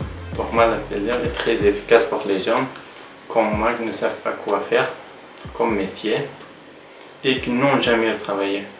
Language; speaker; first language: French; non-native, learner; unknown